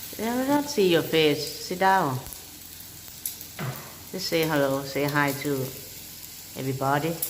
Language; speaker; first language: English; non-native, learner; Thai